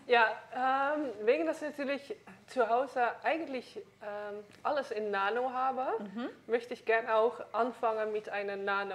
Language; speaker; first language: German; non-native, learner; Dutch